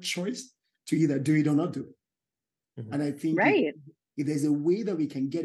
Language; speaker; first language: English; non-native, local second language; Yoruba